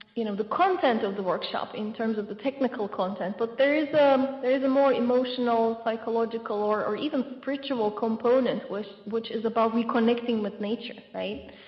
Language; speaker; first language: English; non-native, fluent; Turkish